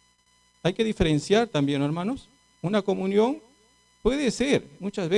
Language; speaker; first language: Spanish; native; Spanish